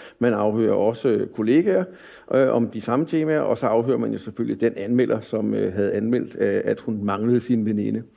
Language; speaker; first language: Danish; native; Danish